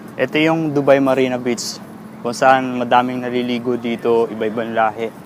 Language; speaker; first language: Filipino; native; Filipino